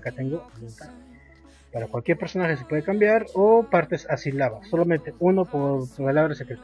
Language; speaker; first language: Spanish; native; Spanish